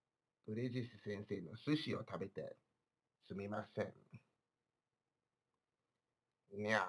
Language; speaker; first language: Japanese; non-native, learner; English